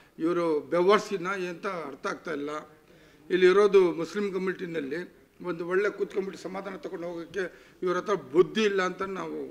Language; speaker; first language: Kannada; non-native, local second language; Urdu